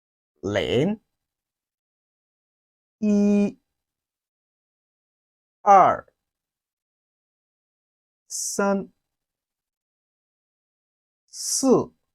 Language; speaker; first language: Chinese; non-native, fluent; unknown